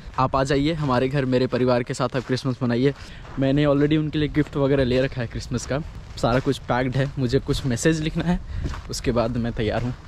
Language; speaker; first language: Hindi; native; Hindi